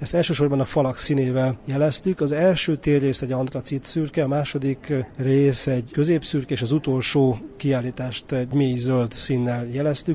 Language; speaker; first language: Hungarian; native; Hungarian